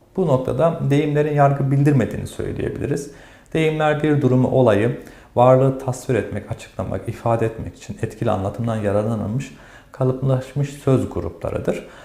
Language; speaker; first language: Turkish; native; Turkish